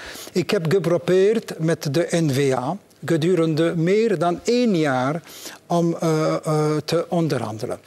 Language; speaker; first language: Dutch; non-native, local second language; French